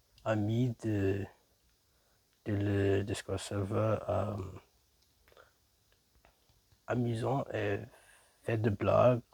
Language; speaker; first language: French; non-native, learner; English